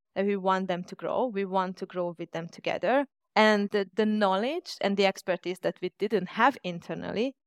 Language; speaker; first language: English; non-native, fluent; Hungarian